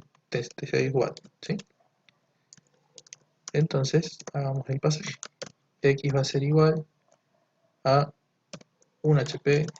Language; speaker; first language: Spanish; native; Spanish